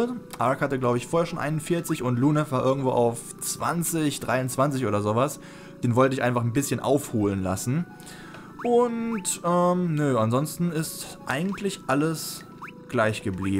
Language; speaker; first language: German; native; German